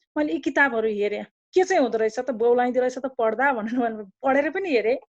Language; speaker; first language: Nepali; non-native, local second language; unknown